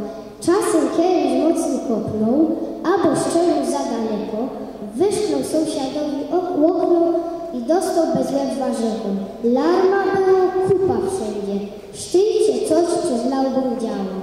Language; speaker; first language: Polish; native; Polish